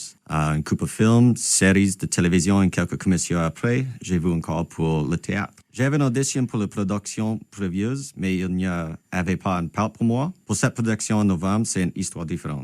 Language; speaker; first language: French; non-native, local second language; English